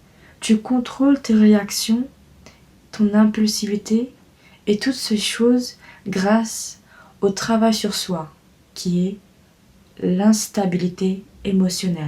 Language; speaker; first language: French; native; French